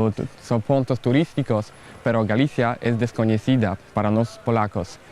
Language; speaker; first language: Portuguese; non-native, learner; Polish